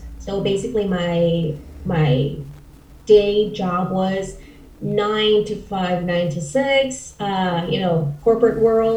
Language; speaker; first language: English; non-native, fluent; Spanish